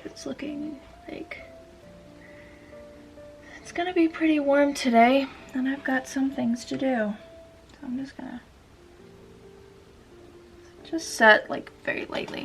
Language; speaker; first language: English; native; English